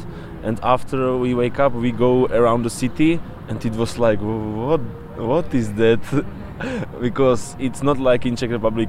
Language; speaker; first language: English; non-native, learner; Czech